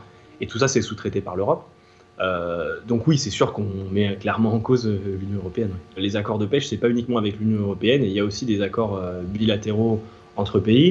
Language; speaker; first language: French; native; French